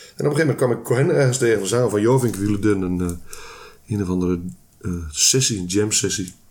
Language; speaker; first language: Dutch; native; Dutch